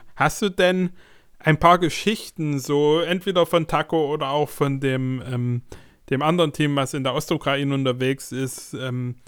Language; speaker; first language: German; non-native, fluent; Ukrainian